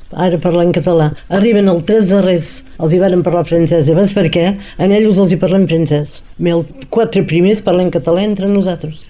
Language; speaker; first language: Catalan; native; Catalan